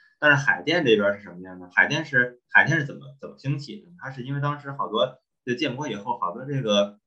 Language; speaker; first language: Chinese; native; Chinese